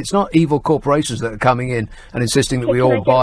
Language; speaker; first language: English; native; English